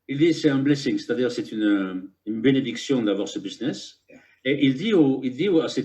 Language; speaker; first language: French; native; French